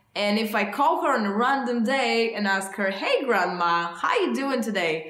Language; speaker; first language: English; non-native, fluent; Bulgarian